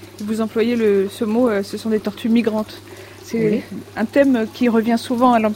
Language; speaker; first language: French; native; French